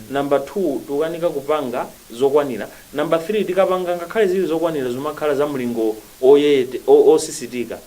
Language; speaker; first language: Nyanja; native; Nyanja